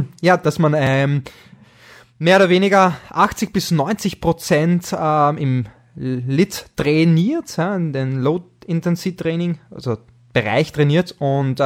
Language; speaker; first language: German; native; German